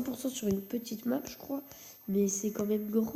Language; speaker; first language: French; native; French